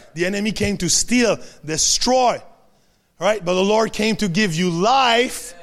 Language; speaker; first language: English; non-native, fluent; French